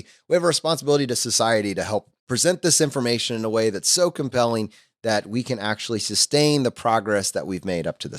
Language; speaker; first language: English; native; English